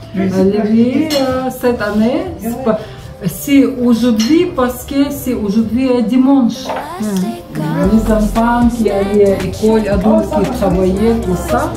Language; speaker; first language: French; non-native, learner; Chechen